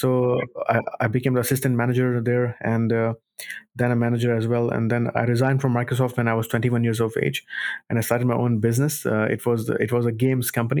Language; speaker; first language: English; non-native, local second language; Urdu